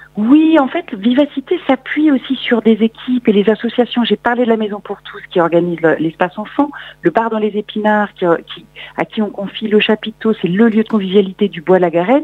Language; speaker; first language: French; native; French